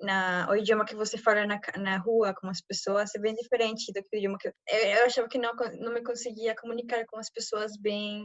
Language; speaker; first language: Portuguese; non-native, fluent; Spanish